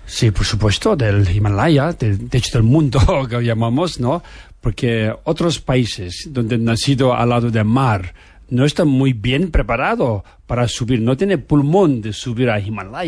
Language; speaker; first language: Spanish; non-native, fluent; Tibetan